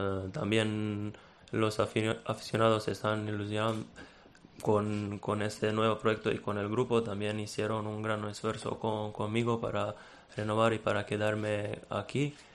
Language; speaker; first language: Spanish; non-native, fluent; Serbian